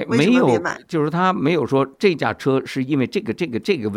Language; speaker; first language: Chinese; native; Chinese